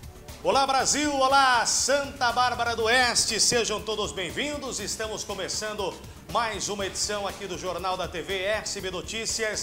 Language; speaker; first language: Portuguese; native; Portuguese